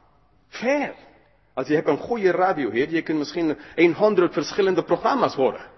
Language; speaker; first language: Dutch; non-native, fluent; English